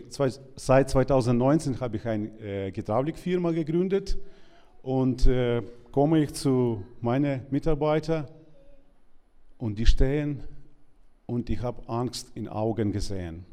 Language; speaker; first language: German; non-native, learner; Ukrainian